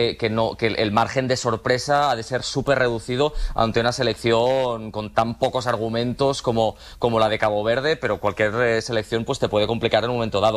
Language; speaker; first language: Spanish; native; Spanish